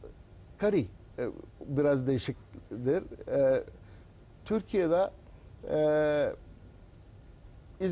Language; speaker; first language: Turkish; non-native, learner; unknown